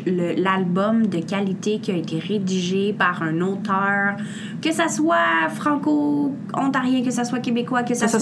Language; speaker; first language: French; native; French